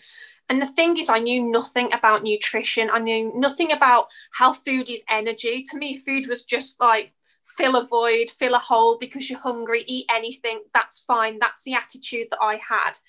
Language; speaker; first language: English; native; English